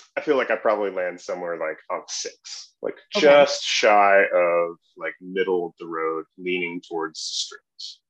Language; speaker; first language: English; native; English